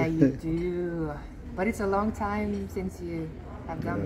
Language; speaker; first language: English; non-native, fluent; Norwegian